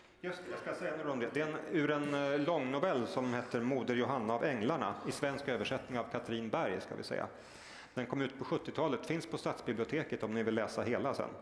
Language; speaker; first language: Swedish; native; Swedish